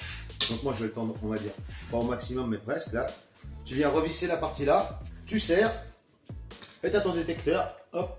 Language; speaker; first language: French; native; French